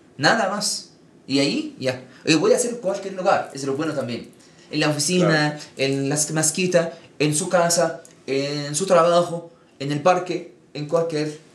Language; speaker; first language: Spanish; non-native, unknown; Arabic